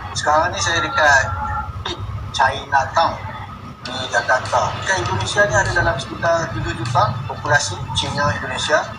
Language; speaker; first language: Malay; native; Malay